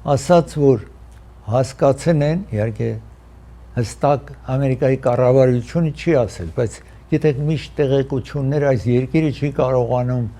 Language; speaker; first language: Armenian; early bilingual, heritage; Armenian